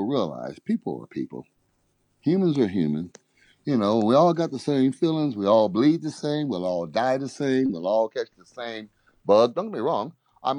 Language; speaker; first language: English; native; English